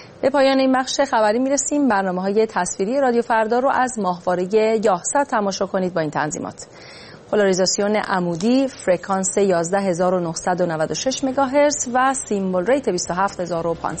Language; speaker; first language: Persian; native; Persian